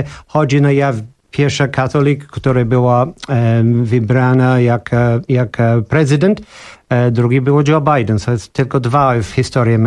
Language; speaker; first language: Polish; non-native, learner; English